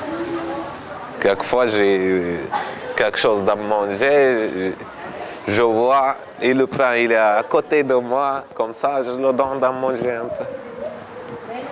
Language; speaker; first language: French; non-native, learner; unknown